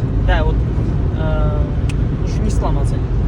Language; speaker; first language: Russian; non-native, learner; Uzbek